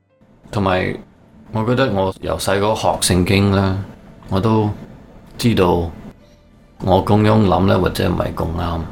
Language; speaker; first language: Cantonese; early bilingual, heritage; Cantonese